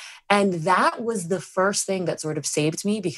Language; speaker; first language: English; early bilingual, other home language; Spanish